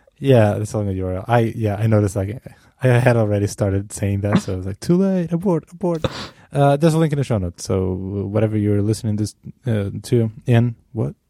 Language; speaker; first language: English; non-native, fluent; Portuguese